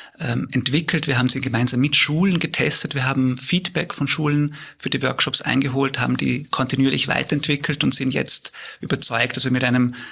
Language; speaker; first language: German; native; German